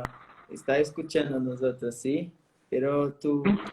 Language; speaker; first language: Spanish; non-native, learner; Portuguese